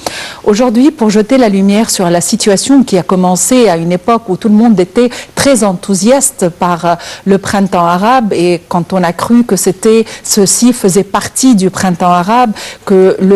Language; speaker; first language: French; non-native, fluent; Arabic